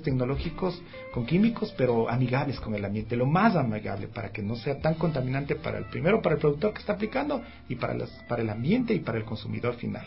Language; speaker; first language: Spanish; native; Spanish